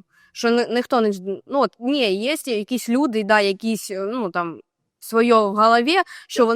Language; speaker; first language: Ukrainian; native; Ukrainian